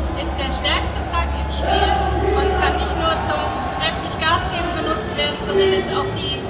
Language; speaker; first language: German; native; German